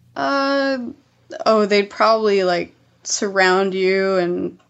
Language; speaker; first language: English; native; English